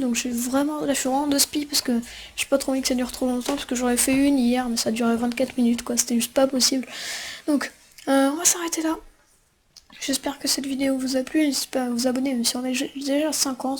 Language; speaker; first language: French; native; French